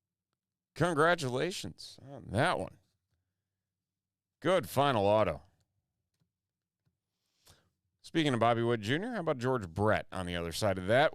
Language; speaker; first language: English; native; English